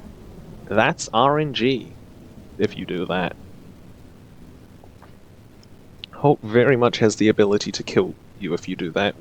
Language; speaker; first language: English; native; English